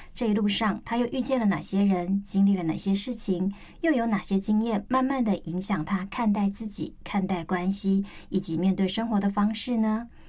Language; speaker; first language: Chinese; native; Chinese